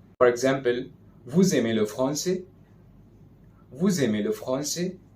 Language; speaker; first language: French; non-native, fluent; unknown